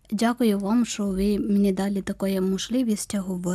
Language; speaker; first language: Ukrainian; non-native, learner; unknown